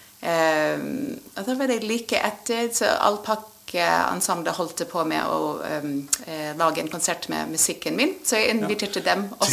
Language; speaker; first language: Norwegian; non-native, fluent; English